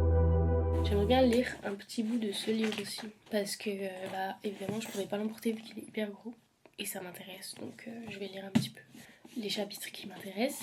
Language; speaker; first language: French; native; French